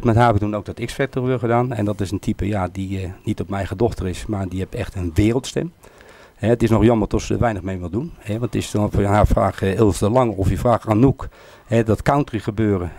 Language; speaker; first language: Dutch; native; Dutch